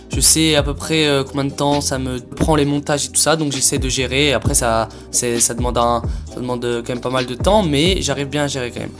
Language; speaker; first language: French; native; French